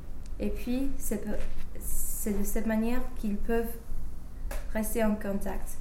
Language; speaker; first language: French; non-native, learner; English